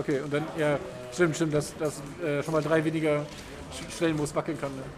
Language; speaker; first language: German; native; German